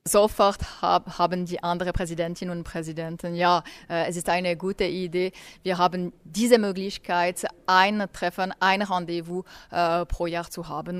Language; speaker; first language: German; non-native, local second language; French